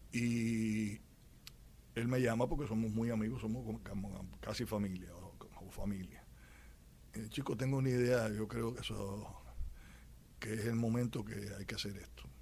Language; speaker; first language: Spanish; native; Spanish